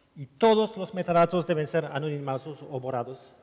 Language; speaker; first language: Spanish; non-native, learner; French